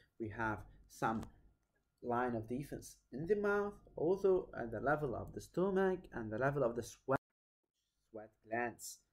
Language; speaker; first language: English; non-native, local second language; Arabic